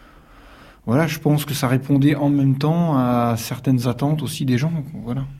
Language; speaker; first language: French; native; French